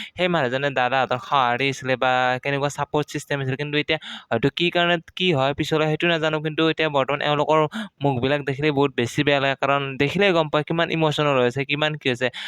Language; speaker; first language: Assamese; native; Assamese